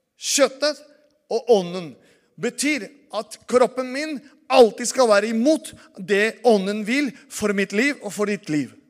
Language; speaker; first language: Norwegian; non-native, fluent; Spanish